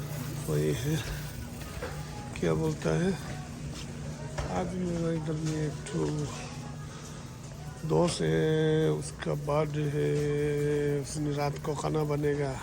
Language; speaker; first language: Hindi; non-native, local second language; Tibetan